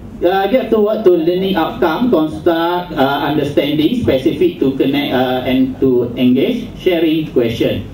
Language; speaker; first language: English; non-native, local second language; Malay